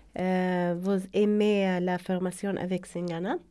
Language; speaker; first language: French; non-native, learner; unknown